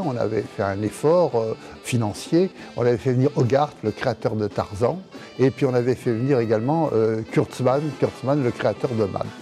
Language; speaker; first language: French; native; French